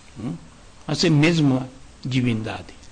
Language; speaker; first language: Portuguese; non-native, learner; Japanese